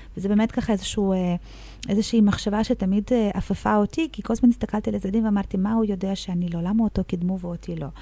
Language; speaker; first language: Hebrew; early bilingual, other home language; Russian